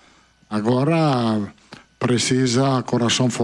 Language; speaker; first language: Portuguese; non-native, fluent; Italian